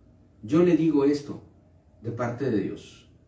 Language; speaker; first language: Spanish; native; Spanish